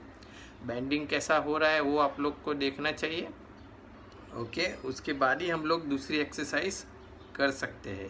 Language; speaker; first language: Hindi; native; Hindi